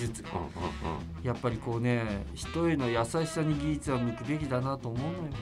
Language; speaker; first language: Japanese; native; Japanese